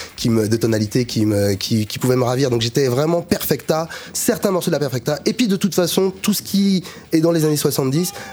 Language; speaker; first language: French; native; French